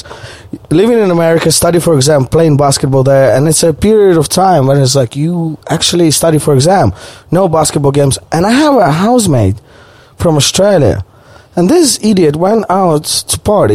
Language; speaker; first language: English; non-native, fluent; Ukrainian